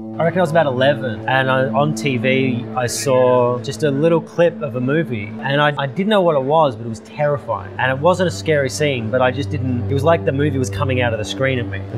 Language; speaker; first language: English; native; English